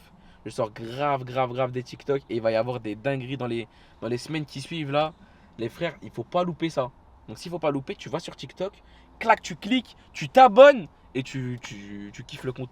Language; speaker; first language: French; native; French